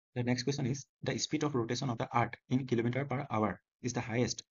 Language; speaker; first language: English; non-native, local second language; Assamese